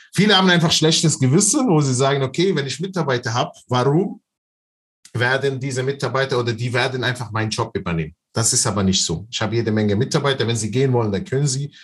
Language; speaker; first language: German; non-native, fluent; Arabic